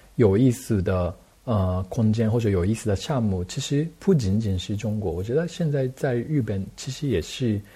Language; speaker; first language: Chinese; non-native, fluent; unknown